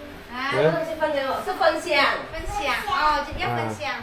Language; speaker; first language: Chinese; native; Chinese